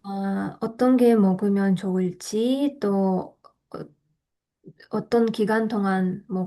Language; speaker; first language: Korean; non-native, fluent; Russian